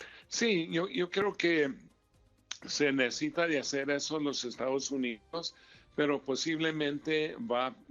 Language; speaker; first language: Spanish; early bilingual, heritage; Spanish